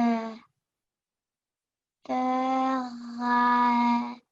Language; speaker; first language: French; non-native, learner; Chinese